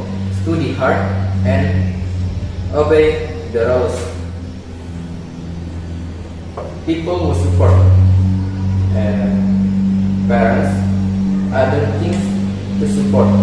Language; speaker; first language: English; non-native, learner; Indonesian